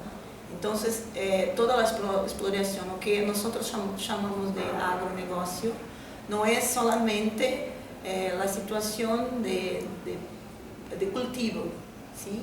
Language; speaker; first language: Spanish; non-native, fluent; Portuguese